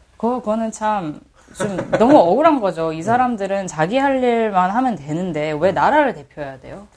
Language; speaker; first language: Korean; early bilingual, heritage; Korean